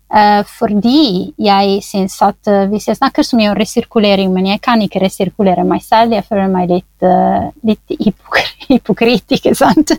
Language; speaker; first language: Norwegian; non-native, fluent; Italian